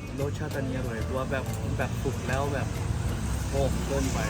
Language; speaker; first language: Thai; non-native, learner; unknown